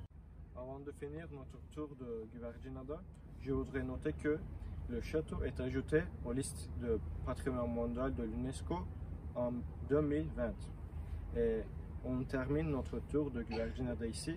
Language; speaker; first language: French; non-native, learner; Turkish